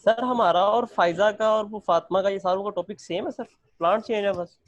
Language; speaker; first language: Hindi; non-native, local second language; Punjabi